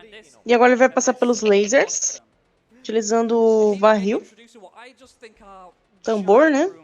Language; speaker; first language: Portuguese; native; Portuguese